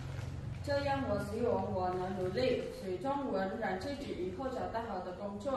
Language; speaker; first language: Chinese; non-native, learner; Khmer